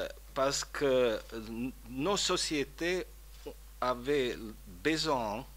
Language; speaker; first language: French; non-native, fluent; Croatian